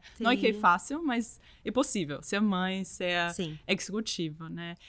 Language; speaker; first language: Portuguese; non-native, fluent; German